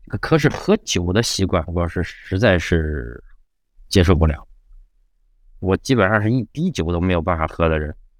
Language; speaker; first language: Chinese; native; Chinese